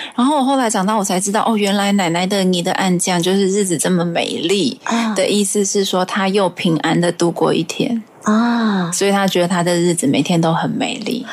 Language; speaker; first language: Chinese; non-native, local second language; Hakka Chinese